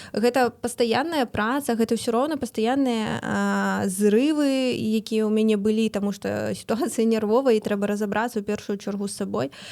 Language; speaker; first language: Belarusian; non-native, local second language; Russian